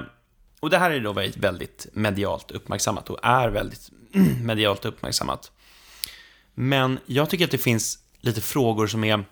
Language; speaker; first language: Swedish; native; Swedish